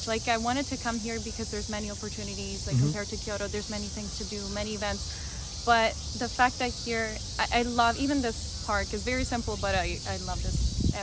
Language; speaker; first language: English; non-native, fluent; Italian